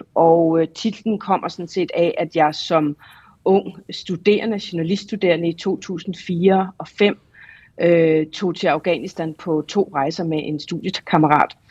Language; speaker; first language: Danish; native; Danish